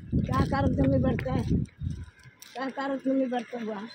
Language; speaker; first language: Hindi; non-native, local second language; Odia